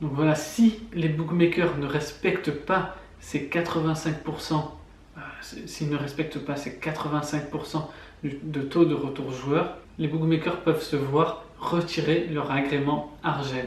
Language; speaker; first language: French; native; French